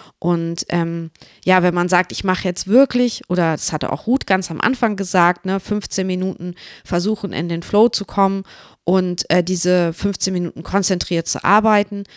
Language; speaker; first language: German; native; German